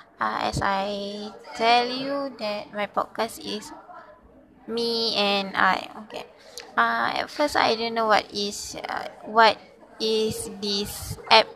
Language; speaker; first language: English; non-native, learner; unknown